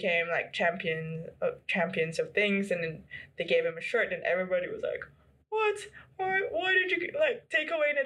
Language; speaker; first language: English; non-native, local second language; Filipino